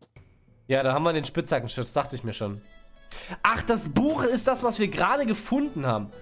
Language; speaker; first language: German; native; German